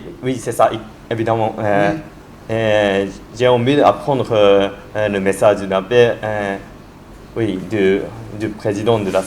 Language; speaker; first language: French; non-native, learner; Japanese